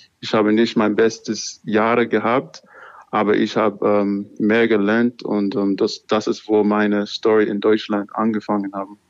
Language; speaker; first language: German; non-native, learner; English